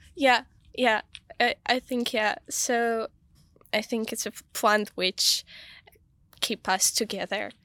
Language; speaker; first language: English; non-native, fluent; Ukrainian